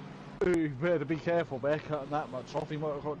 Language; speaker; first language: English; native; English